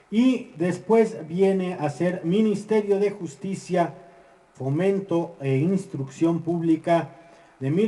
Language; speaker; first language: Spanish; native; Spanish